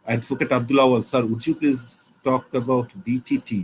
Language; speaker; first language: English; non-native, local second language; Bangla